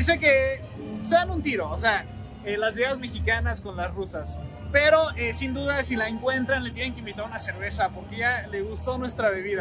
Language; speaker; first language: Spanish; native; Spanish